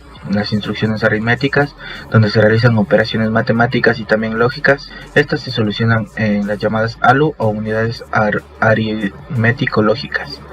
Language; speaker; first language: Spanish; native; Spanish